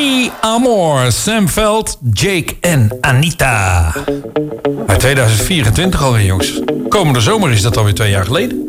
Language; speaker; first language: Dutch; native; Dutch